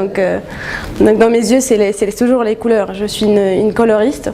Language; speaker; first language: French; non-native, local second language; Arabic